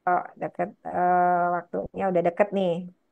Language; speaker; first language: Indonesian; native; Indonesian